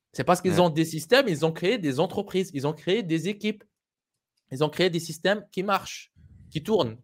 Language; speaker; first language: French; non-native, local second language; Arabic